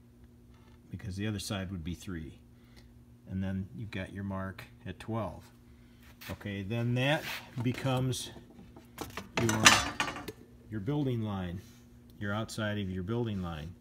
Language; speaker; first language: English; native; English